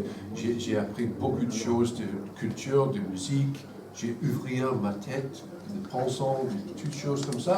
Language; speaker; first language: French; non-native, fluent; English